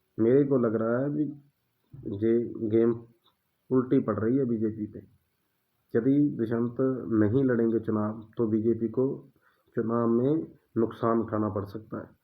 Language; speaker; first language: Hindi; non-native, local second language; Punjabi